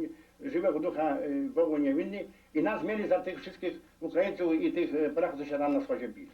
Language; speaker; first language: Polish; non-native, local second language; Rusyn